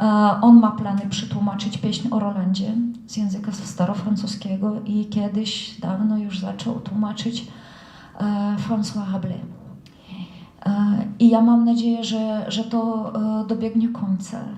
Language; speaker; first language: Polish; non-native, fluent; Russian